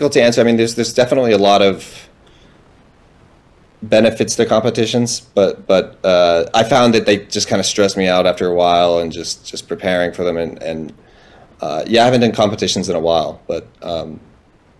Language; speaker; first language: English; native; English